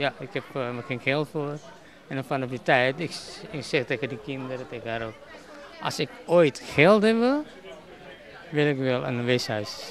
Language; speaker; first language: Dutch; non-native, fluent; Indonesian